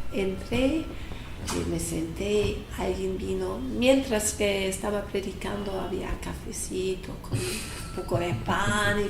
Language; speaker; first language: Spanish; non-native, fluent; English